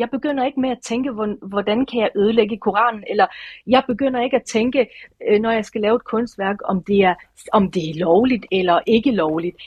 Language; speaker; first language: Danish; early bilingual, other home language; Persian